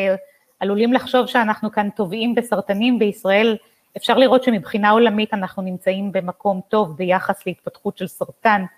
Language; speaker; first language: Hebrew; native; Hebrew